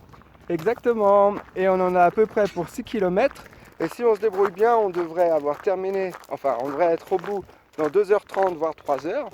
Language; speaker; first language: French; native; French